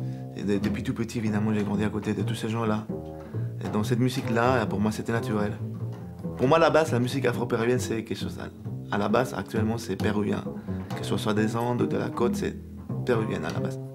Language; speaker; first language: French; non-native, fluent; Spanish